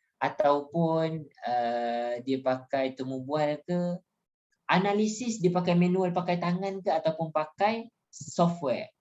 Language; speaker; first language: Malay; native; Malay